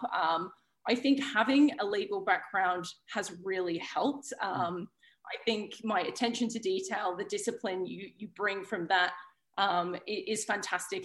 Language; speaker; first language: English; native; English